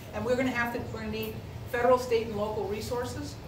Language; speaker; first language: English; native; English